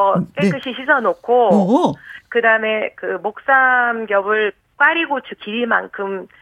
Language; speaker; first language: Korean; native; Korean